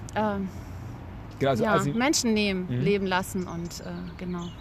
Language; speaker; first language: German; early bilingual, other home language; Bosnian